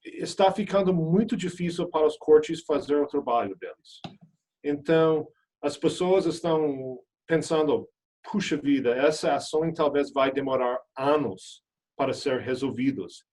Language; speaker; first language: Portuguese; non-native, fluent; English